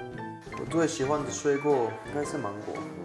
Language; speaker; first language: Chinese; non-native, fluent; French